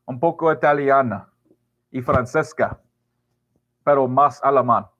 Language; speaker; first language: Spanish; non-native, learner; English